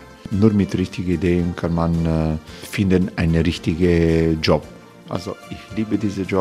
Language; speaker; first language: German; non-native, learner; Croatian